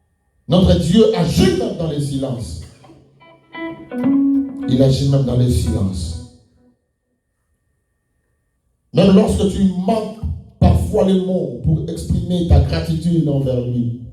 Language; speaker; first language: French; non-native, local second language; Lingala